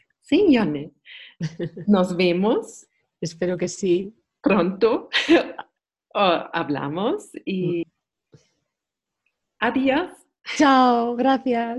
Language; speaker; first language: Spanish; non-native, learner; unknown